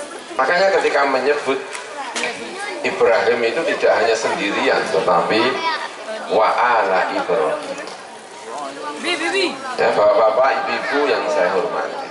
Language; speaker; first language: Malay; non-native, local second language; Javanese